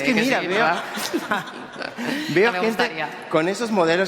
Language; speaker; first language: Spanish; native; Spanish